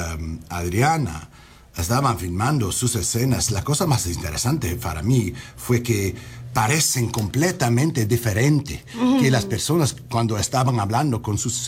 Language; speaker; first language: Spanish; non-native, learner; English